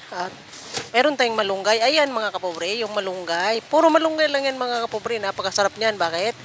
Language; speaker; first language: Filipino; non-native, local second language; Cebuano